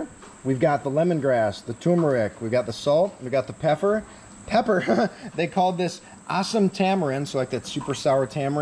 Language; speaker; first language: English; native; English